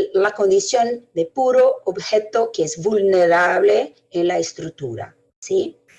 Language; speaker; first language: Spanish; non-native, fluent; Portuguese